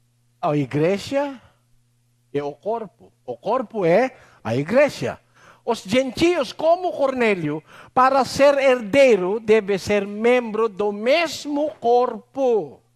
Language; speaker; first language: Portuguese; non-native, learner; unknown